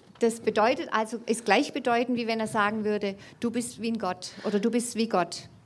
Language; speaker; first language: German; native; German